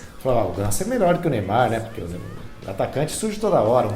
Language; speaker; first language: Portuguese; native; Portuguese